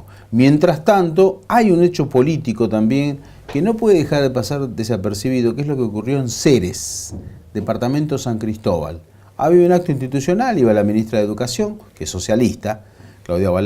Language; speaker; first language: Spanish; native; Spanish